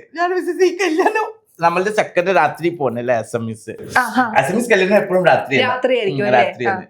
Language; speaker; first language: Malayalam; non-native, fluent; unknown